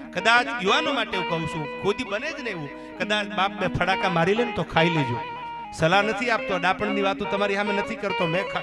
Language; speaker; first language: Gujarati; native; Gujarati